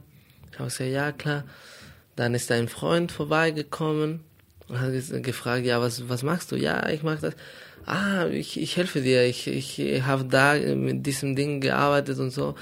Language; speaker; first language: German; non-native, fluent; Spanish